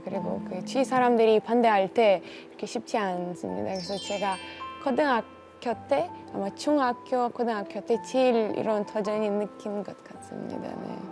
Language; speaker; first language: Korean; non-native, fluent; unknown